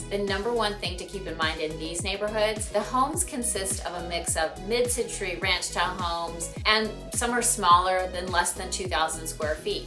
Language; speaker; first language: English; native; English